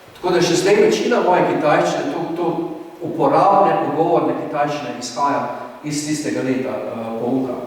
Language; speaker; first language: Slovenian; native; Slovenian